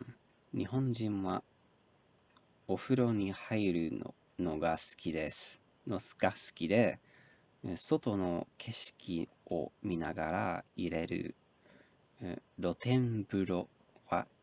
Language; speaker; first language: Japanese; non-native, learner; English